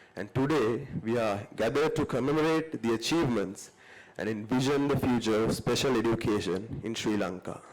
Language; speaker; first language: English; non-native, local second language; Sinhala